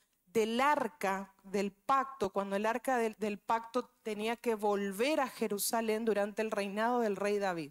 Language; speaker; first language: Spanish; native; Spanish